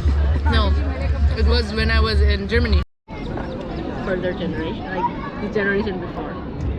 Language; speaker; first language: English; non-native, local second language; Indonesian